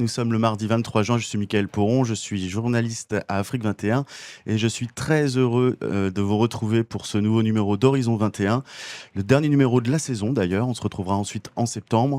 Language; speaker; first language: French; native; French